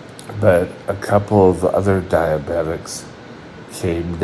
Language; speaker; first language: English; native; English